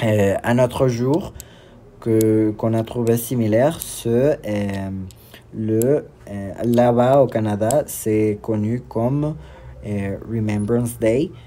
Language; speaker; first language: French; non-native, learner; Spanish